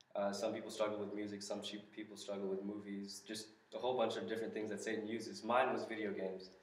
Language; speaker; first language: English; native; English